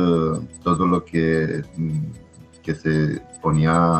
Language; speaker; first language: Spanish; non-native, fluent; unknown